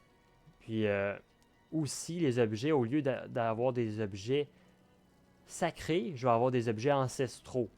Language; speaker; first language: French; native; French